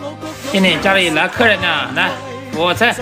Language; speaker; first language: Chinese; native; Chinese